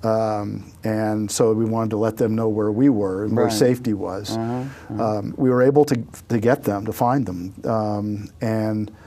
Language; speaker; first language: English; native; English